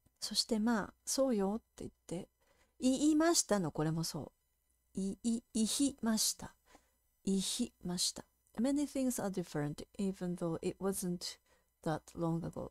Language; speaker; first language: Japanese; native; Japanese